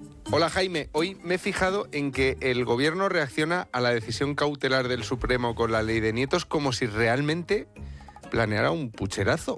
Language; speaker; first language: Spanish; native; Spanish